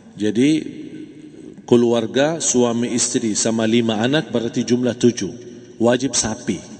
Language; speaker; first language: Malay; non-native, fluent; Arabic